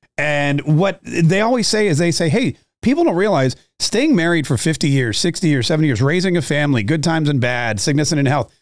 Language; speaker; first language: English; native; English